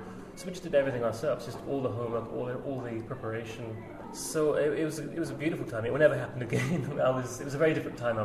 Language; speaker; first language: English; native; English